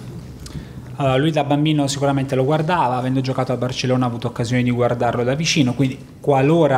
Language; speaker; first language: Italian; native; Italian